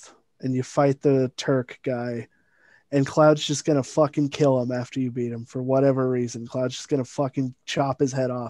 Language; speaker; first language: English; native; English